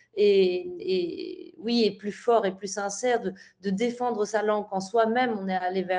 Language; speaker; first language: French; native; French